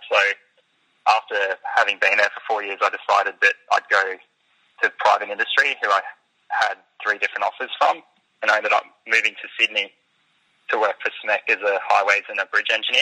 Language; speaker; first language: English; native; English